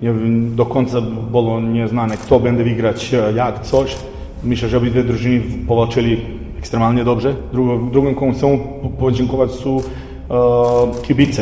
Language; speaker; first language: Polish; non-native, fluent; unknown